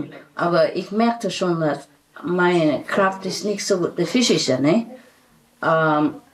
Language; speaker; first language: German; non-native, learner; Vietnamese